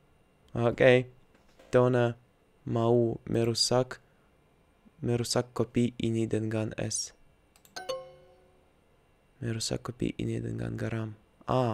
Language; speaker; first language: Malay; non-native, learner; Russian